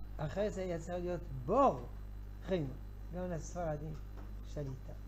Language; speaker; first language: Hebrew; non-native, fluent; French